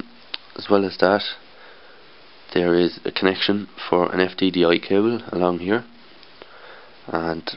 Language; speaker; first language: English; native; English